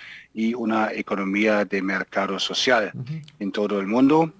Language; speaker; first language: Spanish; non-native, fluent; German